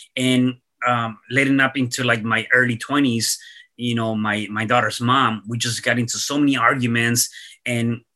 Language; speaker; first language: English; early bilingual, other home language; Spanish